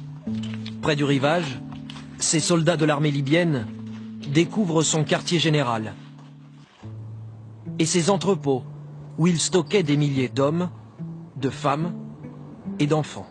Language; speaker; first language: French; native; French